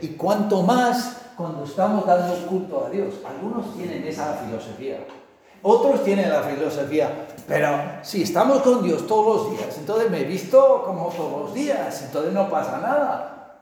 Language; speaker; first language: Spanish; non-native, fluent; English